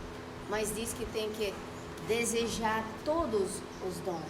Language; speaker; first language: Portuguese; non-native, fluent; Spanish